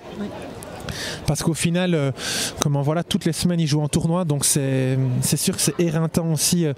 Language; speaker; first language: French; native; French